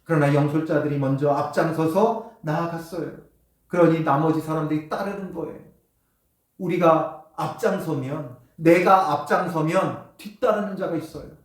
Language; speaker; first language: Korean; native; Korean